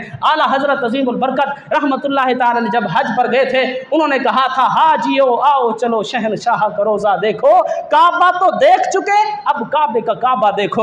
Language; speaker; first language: Urdu; native; Urdu